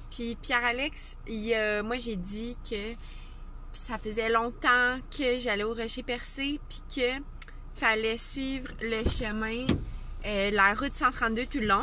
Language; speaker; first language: French; native; French